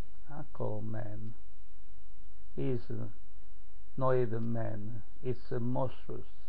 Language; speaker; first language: English; non-native, fluent; Italian